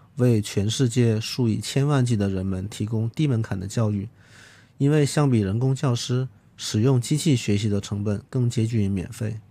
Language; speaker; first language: Chinese; non-native, local second language; Cantonese